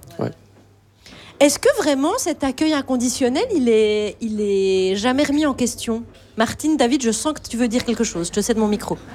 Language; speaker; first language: French; native; French